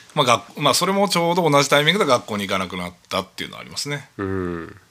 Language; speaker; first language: Japanese; native; Japanese